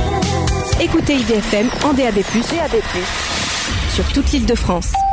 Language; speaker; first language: French; native; French